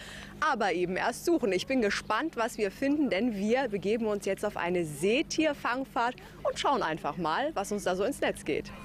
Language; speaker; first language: German; native; German